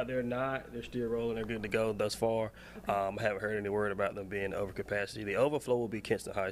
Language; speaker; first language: English; native; English